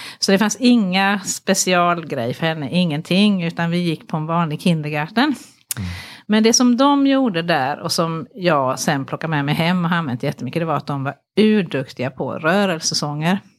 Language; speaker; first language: Swedish; native; Swedish